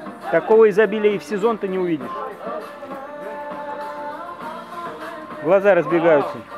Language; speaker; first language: Russian; native; Russian